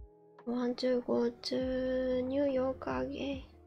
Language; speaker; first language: English; non-native, learner; Japanese